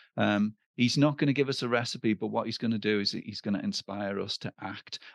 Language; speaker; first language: English; native; English